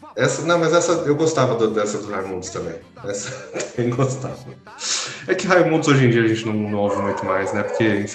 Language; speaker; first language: Portuguese; native; Portuguese